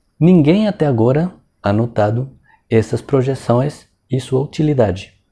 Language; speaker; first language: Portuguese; non-native, fluent; Spanish